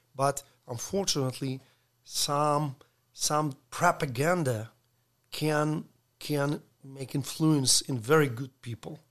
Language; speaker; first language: English; non-native, learner; Ukrainian